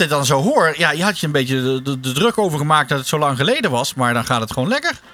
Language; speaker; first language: Dutch; native; Dutch